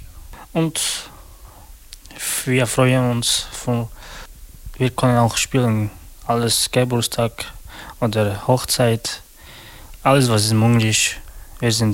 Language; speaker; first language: German; non-native, learner; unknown